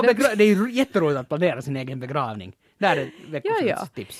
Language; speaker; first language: Swedish; native; Swedish